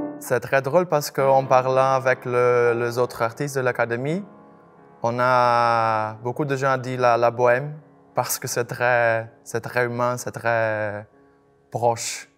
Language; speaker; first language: French; non-native, fluent; Portuguese